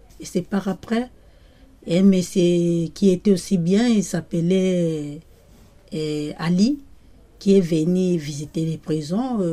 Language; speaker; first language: French; non-native, local second language; Lingala